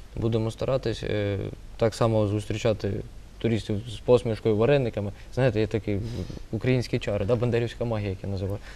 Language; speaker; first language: Ukrainian; non-native, local second language; Russian